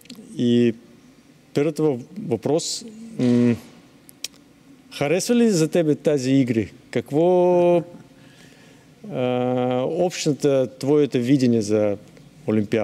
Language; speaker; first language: Bulgarian; non-native, learner; Russian